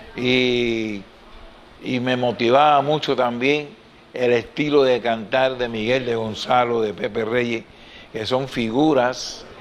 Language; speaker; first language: Spanish; native; Spanish